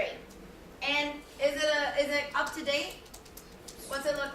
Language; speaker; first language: English; native; English